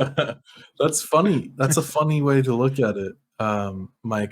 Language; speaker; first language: English; native; English